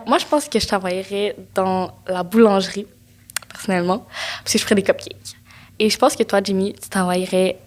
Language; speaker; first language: French; native; French